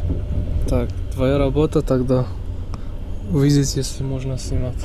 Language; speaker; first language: Russian; non-native, learner; French